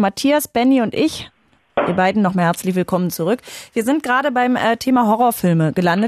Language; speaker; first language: German; native; German